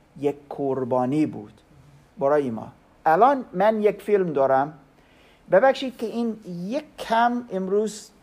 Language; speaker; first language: Persian; non-native, learner; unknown